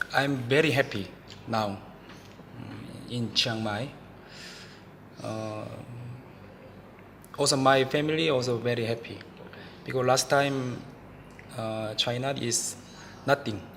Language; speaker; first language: English; non-native, learner; Korean